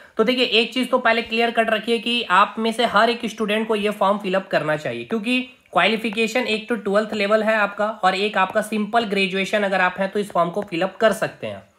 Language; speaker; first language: Hindi; native; Hindi